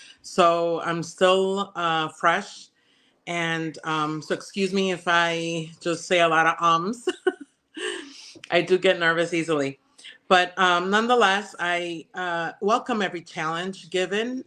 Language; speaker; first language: English; early bilingual, other home language; Spanish